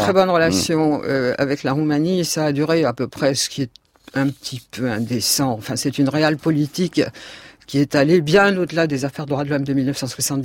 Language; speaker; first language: French; native; French